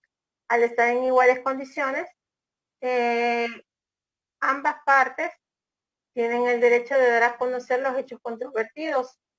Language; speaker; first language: Spanish; native; Spanish